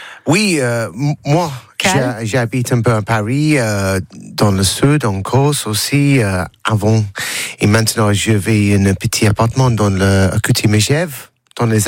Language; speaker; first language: French; non-native, learner; English